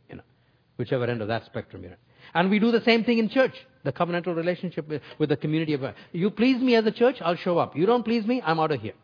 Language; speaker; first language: English; non-native, local second language; Tamil